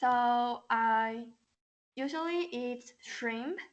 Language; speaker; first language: English; non-native, learner; Chinese